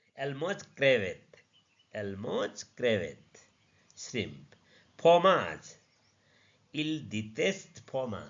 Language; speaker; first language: French; non-native, learner; Nepali